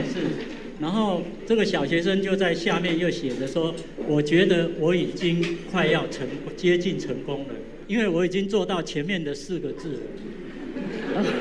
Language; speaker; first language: Chinese; native; Chinese